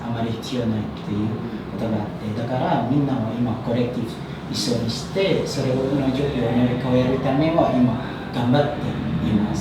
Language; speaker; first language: Japanese; non-native, fluent; Indonesian